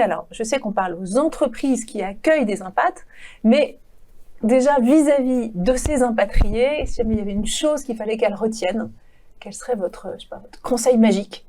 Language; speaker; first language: French; native; French